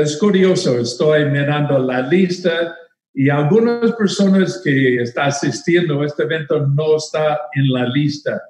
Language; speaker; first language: Spanish; non-native, fluent; English